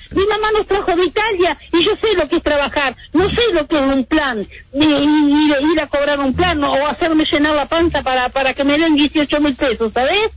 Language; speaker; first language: Spanish; early bilingual, other home language; Italian